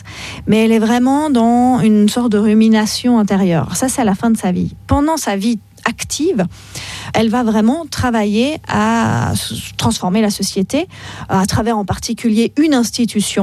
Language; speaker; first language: French; native; French